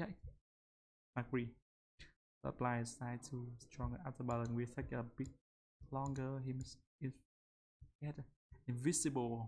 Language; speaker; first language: English; non-native, learner; Vietnamese